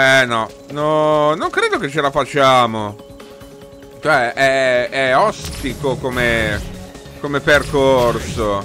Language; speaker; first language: Italian; native; Italian